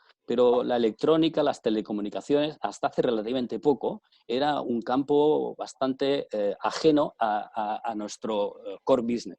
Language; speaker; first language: Spanish; native; Spanish